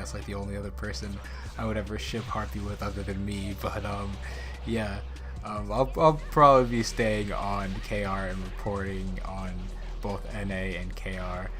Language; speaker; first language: English; native; English